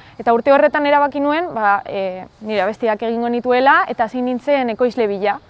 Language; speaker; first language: Basque; non-native, local second language; Spanish